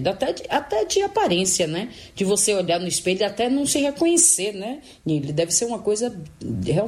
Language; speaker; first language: Portuguese; native; Portuguese